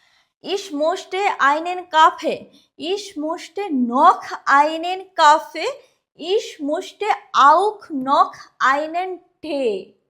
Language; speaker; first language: German; non-native, fluent; Hindi